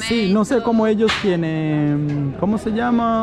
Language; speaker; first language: Spanish; non-native, learner; English